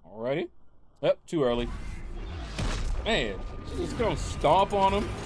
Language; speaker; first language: English; native; English